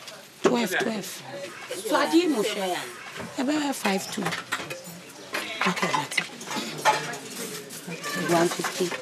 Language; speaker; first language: German; non-native, learner; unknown